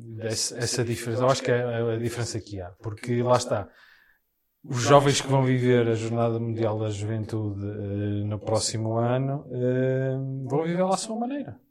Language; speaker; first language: Portuguese; native; Portuguese